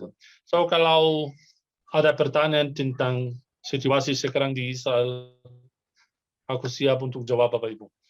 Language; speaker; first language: Indonesian; non-native, fluent; Arabic